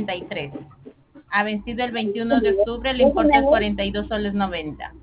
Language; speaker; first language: Spanish; native; Spanish